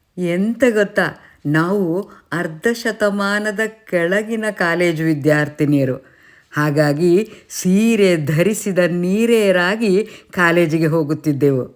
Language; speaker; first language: Kannada; native; Kannada